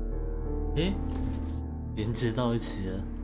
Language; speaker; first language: Chinese; native; Chinese